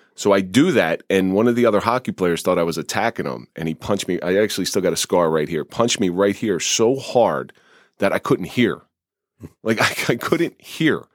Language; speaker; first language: English; native; English